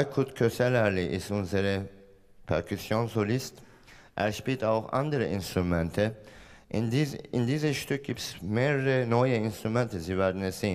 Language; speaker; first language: German; non-native, fluent; Turkish